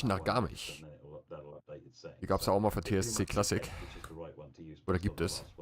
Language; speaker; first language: German; native; German